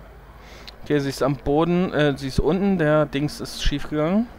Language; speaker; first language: German; native; German